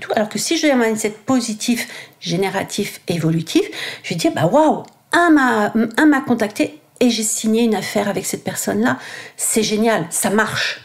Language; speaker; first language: French; native; French